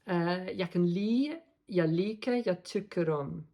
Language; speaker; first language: Danish; non-native, learner; English